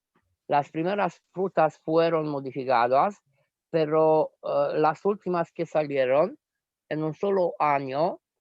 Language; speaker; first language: Spanish; non-native, fluent; Romanian